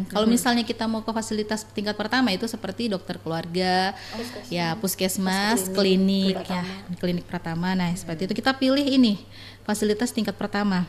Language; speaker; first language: Indonesian; native; Indonesian